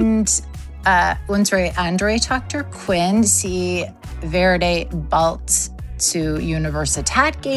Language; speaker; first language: German; non-native, learner; English